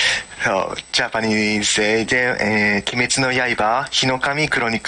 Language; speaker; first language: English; non-native, learner; Japanese